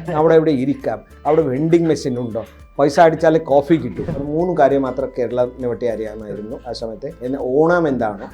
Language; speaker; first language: Malayalam; non-native, local second language; Odia